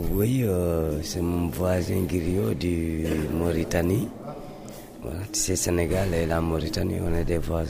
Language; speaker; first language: French; non-native, local second language; Mandingo